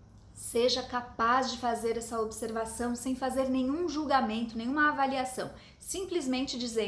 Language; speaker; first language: Portuguese; native; Portuguese